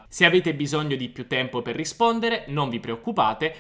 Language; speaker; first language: Italian; native; Italian